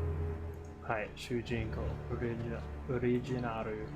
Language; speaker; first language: Japanese; non-native, learner; English